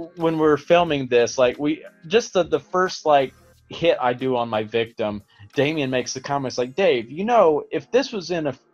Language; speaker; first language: English; native; English